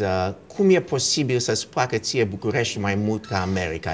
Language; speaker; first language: Romanian; early bilingual, heritage; Romanian